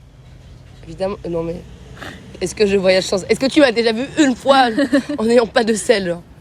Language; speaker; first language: French; native; French